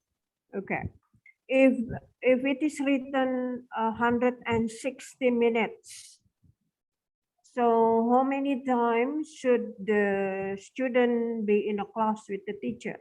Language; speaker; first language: English; non-native, fluent; Indonesian